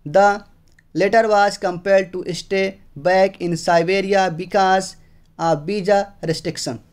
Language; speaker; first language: Hindi; native; Hindi